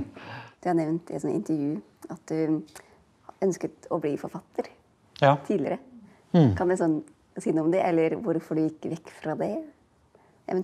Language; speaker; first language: Norwegian; native; Norwegian